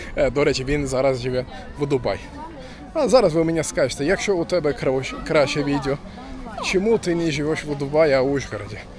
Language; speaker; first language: Ukrainian; non-native, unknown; Turkish